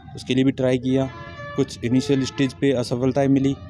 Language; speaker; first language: Hindi; native; Hindi